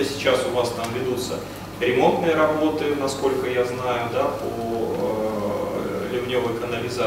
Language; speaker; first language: Russian; native; Russian